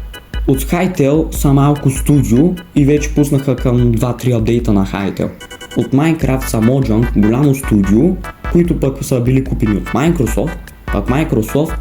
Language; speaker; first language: Bulgarian; native; Bulgarian